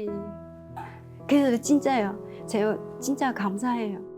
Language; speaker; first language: Korean; non-native, learner; Chinese